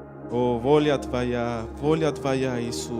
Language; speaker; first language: Russian; non-native, learner; Spanish